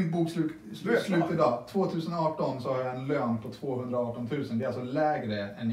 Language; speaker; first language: Swedish; native; Swedish